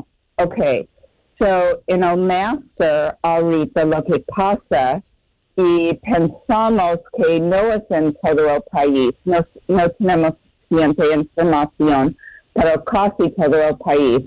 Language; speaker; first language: Spanish; non-native, learner; English